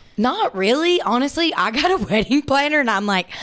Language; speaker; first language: English; native; English